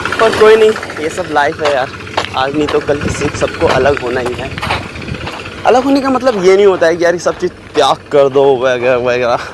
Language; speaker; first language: Hindi; native; Hindi